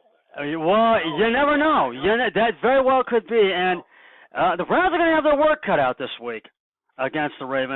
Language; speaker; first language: English; native; English